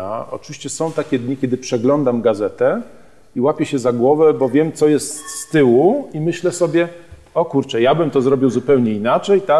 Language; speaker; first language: Polish; native; Polish